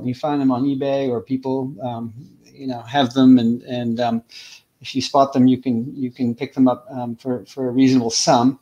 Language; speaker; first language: English; native; English